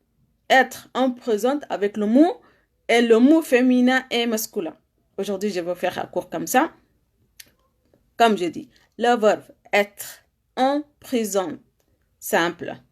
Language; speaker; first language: French; non-native, learner; Arabic